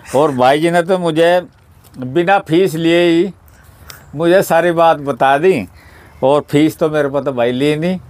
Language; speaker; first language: Hindi; native; Hindi